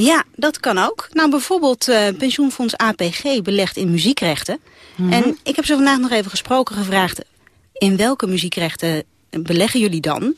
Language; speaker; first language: Dutch; native; Dutch